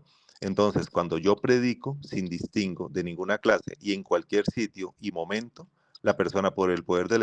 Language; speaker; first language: Spanish; native; Spanish